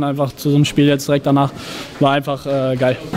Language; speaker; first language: German; native; German